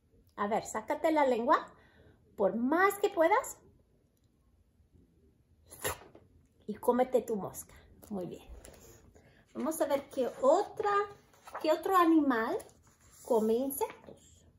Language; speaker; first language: Spanish; early bilingual, heritage; Spanish